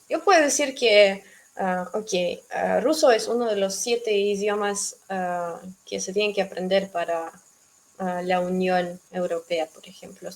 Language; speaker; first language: Spanish; non-native, fluent; Russian